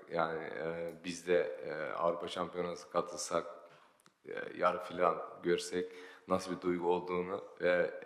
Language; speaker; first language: Turkish; early bilingual, heritage; Turkish